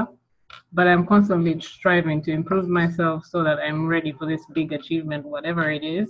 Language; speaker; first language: English; non-native, local second language; Ganda